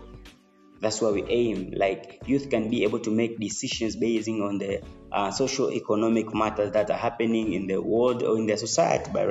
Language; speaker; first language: English; non-native, local second language; Swahili